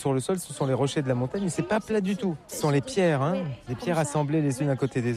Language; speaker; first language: French; native; French